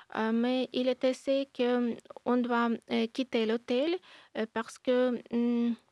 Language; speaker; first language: French; non-native, learner; Ukrainian